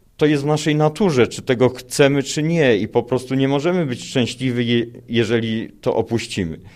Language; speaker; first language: Polish; native; Polish